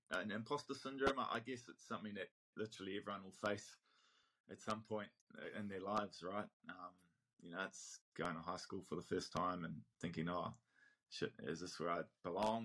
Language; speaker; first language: English; native; English